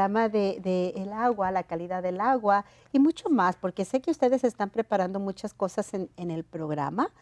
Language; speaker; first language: Spanish; native; Spanish